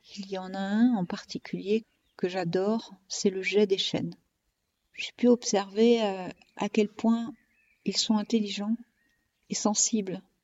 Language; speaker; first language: French; native; French